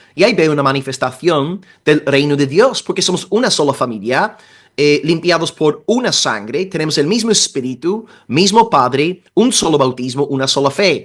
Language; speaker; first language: Spanish; non-native, fluent; English